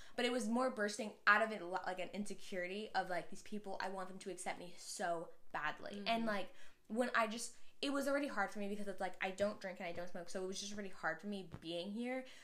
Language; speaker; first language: English; native; English